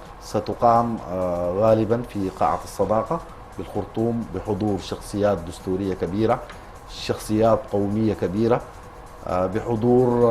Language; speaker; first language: Arabic; native; Arabic